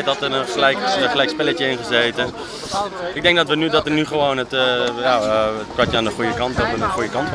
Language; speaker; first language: Dutch; native; Dutch